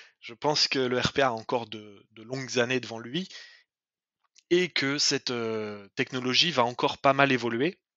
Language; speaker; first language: French; native; French